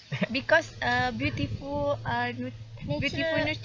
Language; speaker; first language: English; non-native, learner; Malay